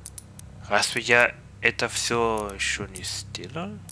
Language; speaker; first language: Russian; early bilingual, heritage; Russian